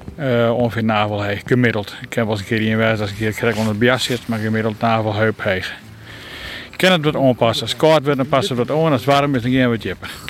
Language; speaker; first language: Dutch; native; Dutch